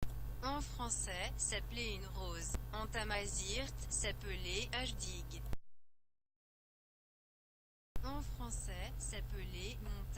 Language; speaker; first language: French; non-native, learner; Berber languages